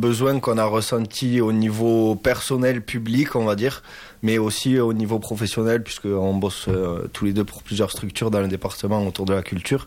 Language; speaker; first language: French; native; French